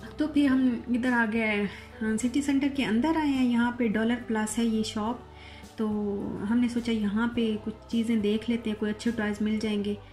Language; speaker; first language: Urdu; non-native, local second language; Saraiki